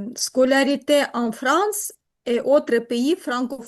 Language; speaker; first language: French; non-native, learner; Ukrainian